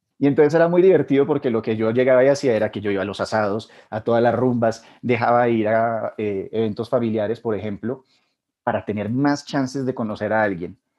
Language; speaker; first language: Spanish; native; Spanish